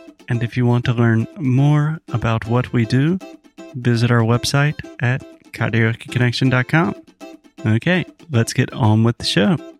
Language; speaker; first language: English; native; English